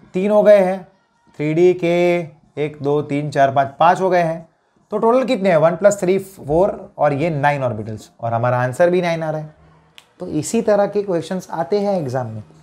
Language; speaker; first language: Hindi; non-native, local second language; Gujarati